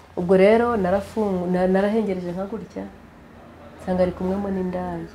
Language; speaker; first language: Kinyarwanda; native; Kinyarwanda